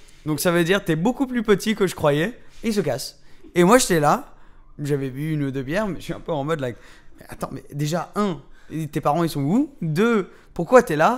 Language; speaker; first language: French; native; French